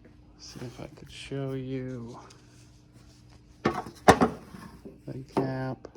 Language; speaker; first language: English; native; English